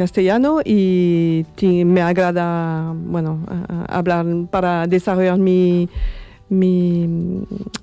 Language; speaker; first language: Spanish; non-native, learner; French